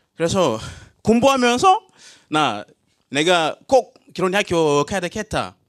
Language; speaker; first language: Korean; non-native, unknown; Swahili